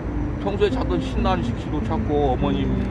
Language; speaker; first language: Korean; native; Korean